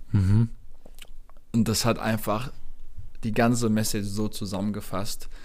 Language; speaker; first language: German; native; German